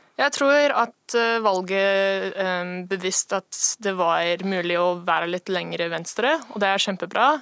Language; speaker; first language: Norwegian; non-native, fluent; English